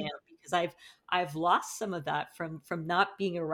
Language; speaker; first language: English; non-native, fluent; Portuguese